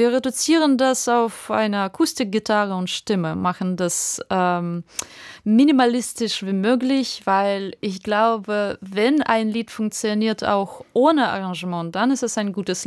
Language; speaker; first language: German; non-native, fluent; Russian